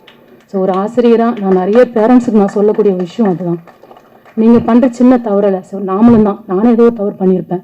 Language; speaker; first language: Tamil; native; Tamil